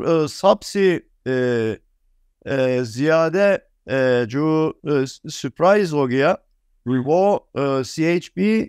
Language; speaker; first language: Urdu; non-native, fluent; Turkish